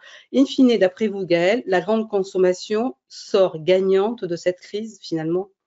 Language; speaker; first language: French; native; French